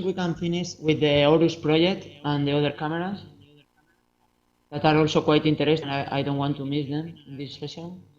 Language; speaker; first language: English; non-native, fluent; Spanish